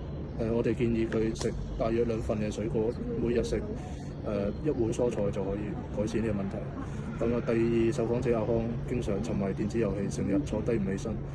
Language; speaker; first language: Cantonese; native; Cantonese